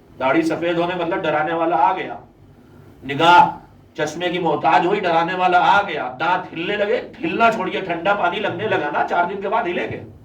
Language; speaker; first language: Urdu; native; Urdu